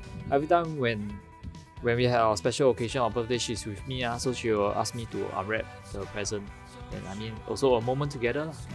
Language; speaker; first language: English; non-native, local second language; Chinese